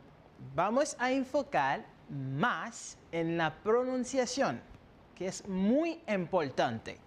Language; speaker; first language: Spanish; non-native, fluent; French